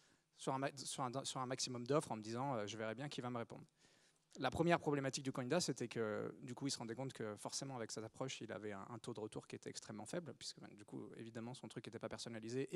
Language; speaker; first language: French; native; French